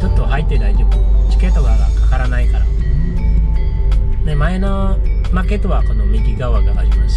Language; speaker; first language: Japanese; non-native, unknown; Balinese